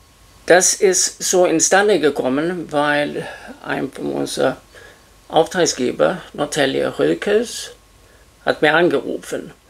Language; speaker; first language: German; non-native, fluent; Swedish